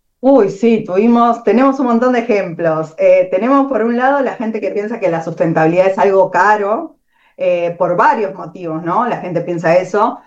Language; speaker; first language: Spanish; native; Spanish